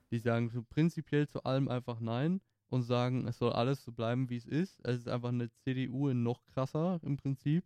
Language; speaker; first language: German; native; German